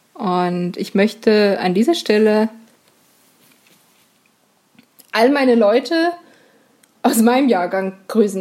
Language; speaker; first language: German; native; German